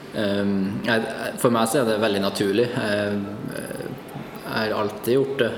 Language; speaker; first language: Norwegian; native; Norwegian